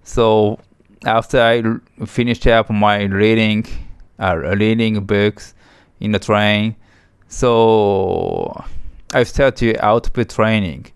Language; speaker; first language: English; non-native, learner; Japanese